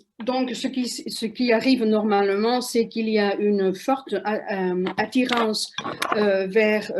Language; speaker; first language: French; non-native, fluent; Spanish